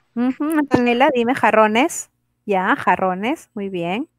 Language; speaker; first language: Spanish; native; Spanish